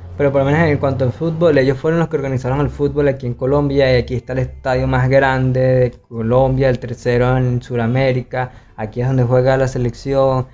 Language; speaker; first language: Spanish; native; Spanish